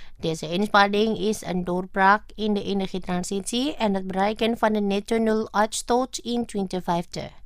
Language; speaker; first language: Dutch; non-native, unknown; Indonesian